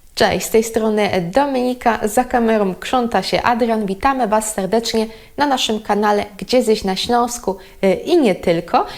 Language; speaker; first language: Polish; native; Polish